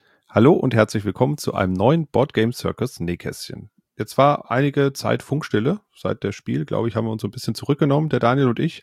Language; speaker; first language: German; native; German